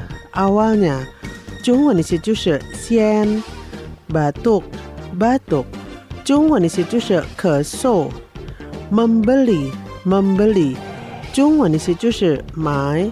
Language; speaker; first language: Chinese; non-native, fluent; Indonesian